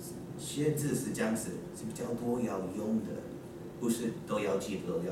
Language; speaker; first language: Chinese; non-native, learner; English